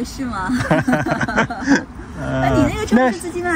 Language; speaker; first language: Chinese; native; Chinese